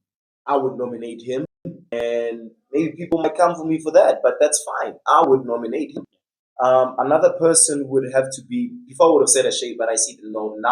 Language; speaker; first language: English; non-native, local second language; Tswana